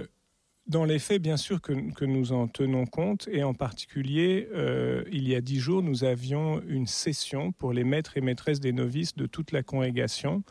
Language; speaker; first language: French; native; French